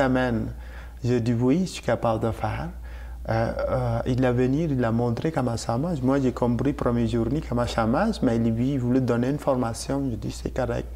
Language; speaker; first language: French; non-native, learner; Tamil